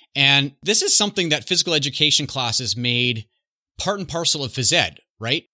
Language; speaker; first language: English; native; English